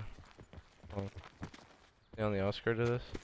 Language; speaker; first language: English; native; English